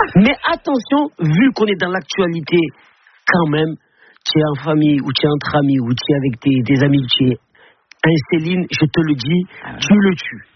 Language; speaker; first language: French; native; French